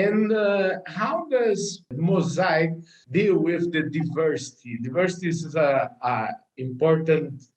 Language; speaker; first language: English; non-native, learner; Portuguese